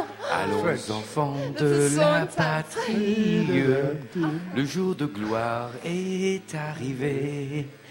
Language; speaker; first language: French; native; French